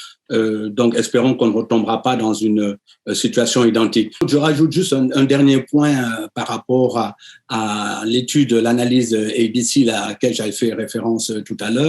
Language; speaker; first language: French; native; French